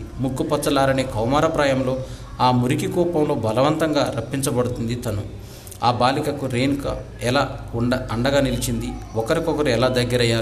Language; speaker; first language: Telugu; native; Telugu